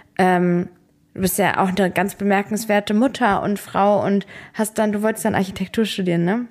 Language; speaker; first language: German; native; German